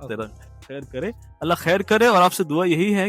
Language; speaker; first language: Hindi; native; Hindi